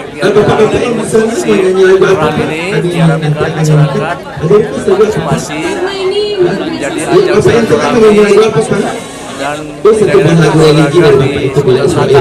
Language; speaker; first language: Indonesian; native; Indonesian